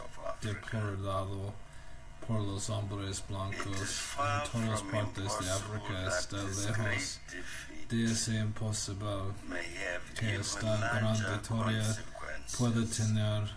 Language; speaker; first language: Spanish; non-native, learner; English